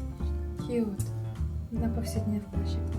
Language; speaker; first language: Russian; non-native, local second language; Kazakh